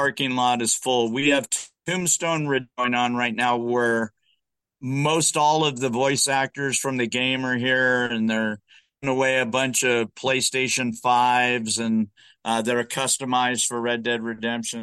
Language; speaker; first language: English; native; English